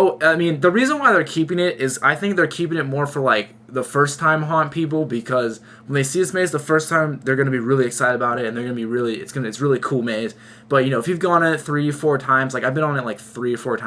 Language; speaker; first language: English; native; English